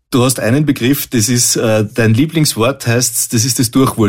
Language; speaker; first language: German; native; German